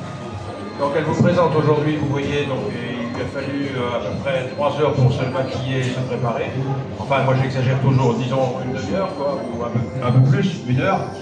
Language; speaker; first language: French; native; French